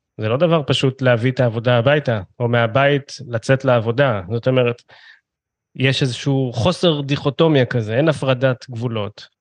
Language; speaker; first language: Hebrew; native; Hebrew